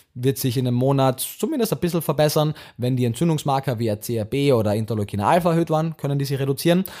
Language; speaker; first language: German; native; German